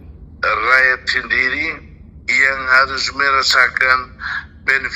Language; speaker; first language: Indonesian; non-native, fluent; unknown